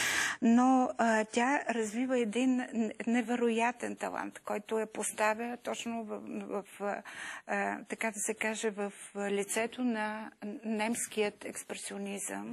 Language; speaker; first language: Bulgarian; native; Bulgarian